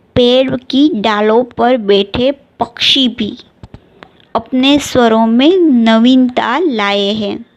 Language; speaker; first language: Hindi; non-native, local second language; Gujarati